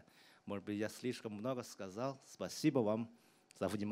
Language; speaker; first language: Russian; non-native, fluent; Chinese